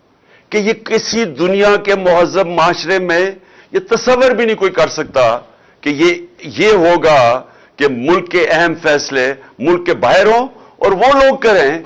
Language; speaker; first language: Urdu; native; Urdu